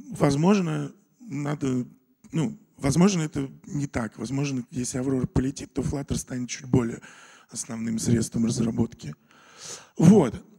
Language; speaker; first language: Russian; native; Russian